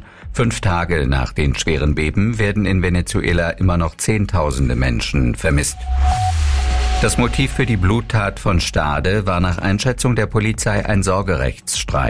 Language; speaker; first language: German; native; German